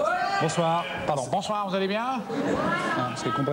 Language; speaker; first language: French; native; French